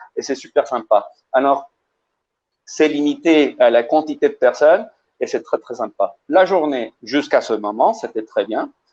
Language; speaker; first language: French; early bilingual, heritage; Spanish